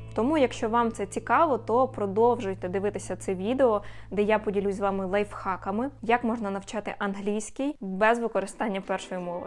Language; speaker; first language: Ukrainian; native; Ukrainian